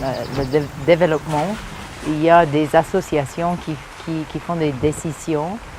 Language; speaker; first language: French; early bilingual, heritage; English